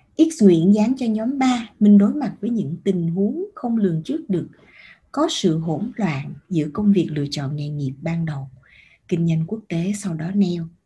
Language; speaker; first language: Vietnamese; early bilingual, heritage; Vietnamese